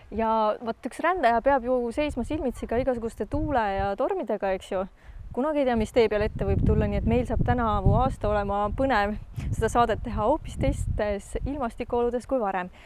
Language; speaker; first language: Estonian; native; Estonian